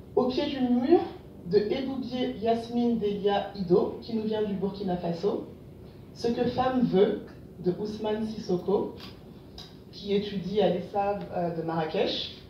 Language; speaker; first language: French; non-native, local second language; Wolof